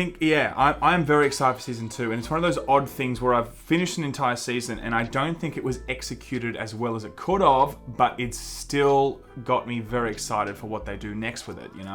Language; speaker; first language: English; native; English